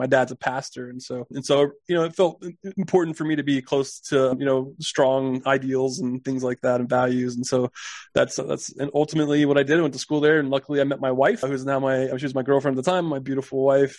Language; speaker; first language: English; native; English